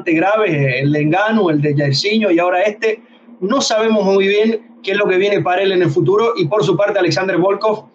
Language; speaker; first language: Spanish; native; Spanish